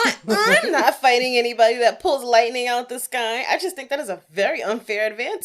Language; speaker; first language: English; native; English